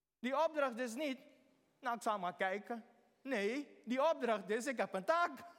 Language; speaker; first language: Dutch; native; Dutch